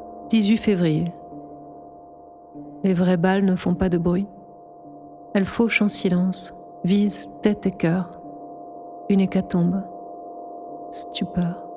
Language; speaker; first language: French; native; French